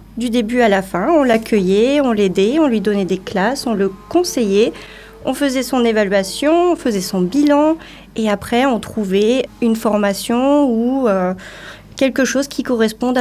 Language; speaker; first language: French; native; French